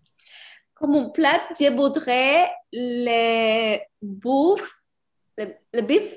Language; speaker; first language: French; non-native, learner; Spanish